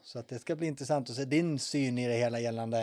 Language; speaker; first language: Swedish; native; Swedish